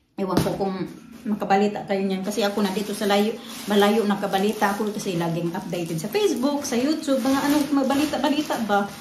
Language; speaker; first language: Filipino; non-native, local second language; Waray